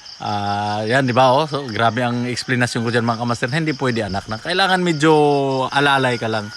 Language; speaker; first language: Filipino; non-native, local second language; Cebuano